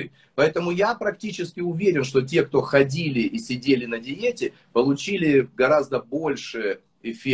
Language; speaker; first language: Russian; native; Russian